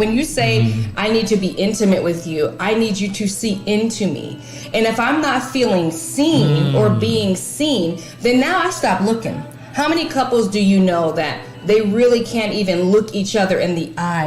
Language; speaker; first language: English; native; English